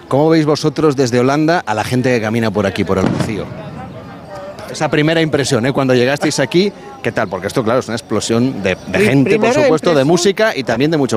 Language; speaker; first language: Spanish; native; Spanish